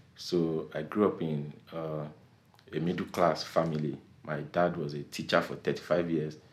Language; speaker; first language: English; non-native, local second language; Yoruba